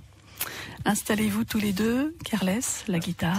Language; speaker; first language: French; native; French